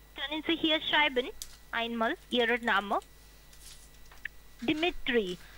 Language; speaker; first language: German; non-native, learner; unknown